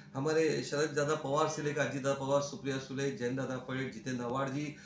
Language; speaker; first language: Hindi; non-native, local second language; Marathi